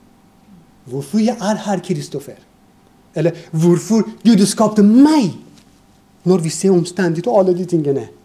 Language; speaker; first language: Norwegian; non-native, fluent; Persian